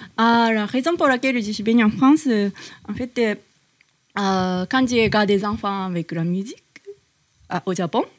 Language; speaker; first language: French; non-native, learner; Japanese